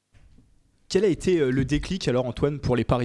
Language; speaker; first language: French; native; French